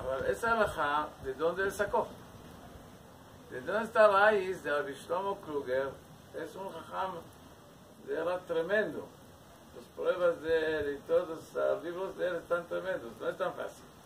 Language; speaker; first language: Spanish; non-native, learner; Hebrew